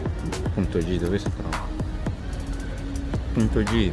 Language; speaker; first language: Italian; non-native, fluent; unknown